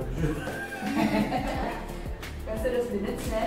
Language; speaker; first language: German; non-native, learner; Filipino